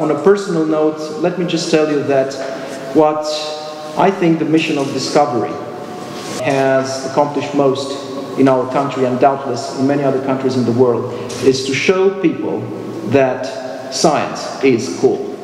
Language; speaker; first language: English; non-native, fluent; Romanian